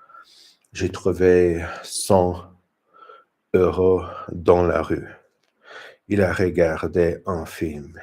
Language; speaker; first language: French; non-native, learner; English